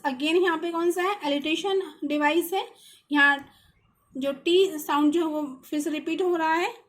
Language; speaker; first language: Hindi; native; Hindi